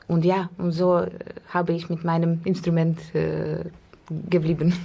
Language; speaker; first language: German; non-native, learner; Russian